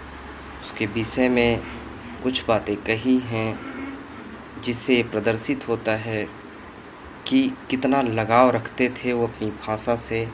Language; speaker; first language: Hindi; native; Hindi